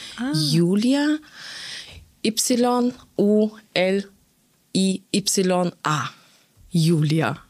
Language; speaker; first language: German; non-native, fluent; Bulgarian